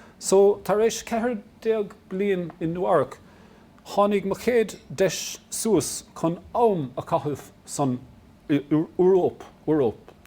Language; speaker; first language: Irish; non-native, local second language; English